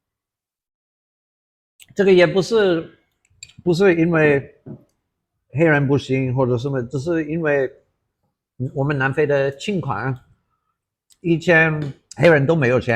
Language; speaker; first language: Chinese; non-native, fluent; English